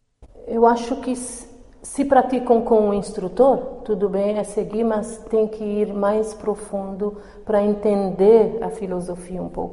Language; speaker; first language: Portuguese; non-native, local second language; Kabuverdianu